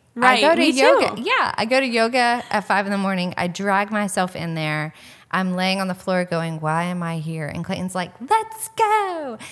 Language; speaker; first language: English; native; English